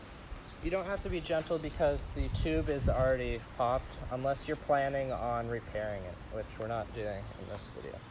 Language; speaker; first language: English; native; English